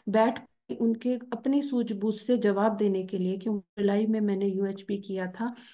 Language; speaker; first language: Hindi; native; Hindi